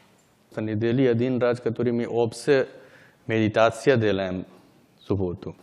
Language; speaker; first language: Russian; non-native, learner; Hindi